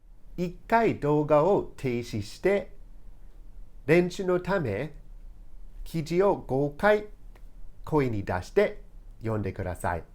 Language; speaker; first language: Japanese; non-native, fluent; English